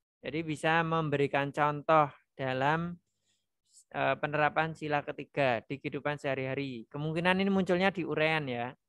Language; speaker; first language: Indonesian; non-native, local second language; Javanese